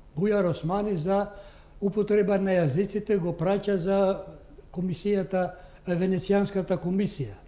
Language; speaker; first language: Macedonian; non-native, local second language; Albanian